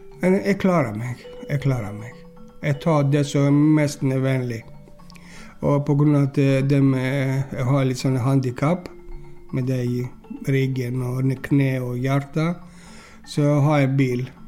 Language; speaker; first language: Norwegian; non-native, learner; Greek